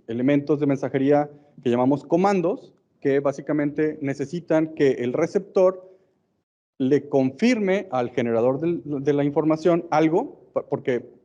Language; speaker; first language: Spanish; native; Spanish